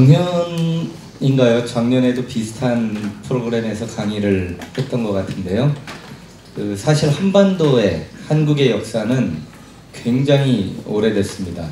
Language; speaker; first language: Korean; native; Korean